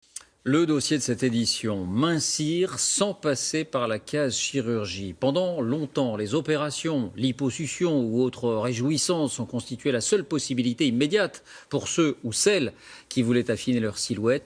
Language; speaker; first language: French; native; French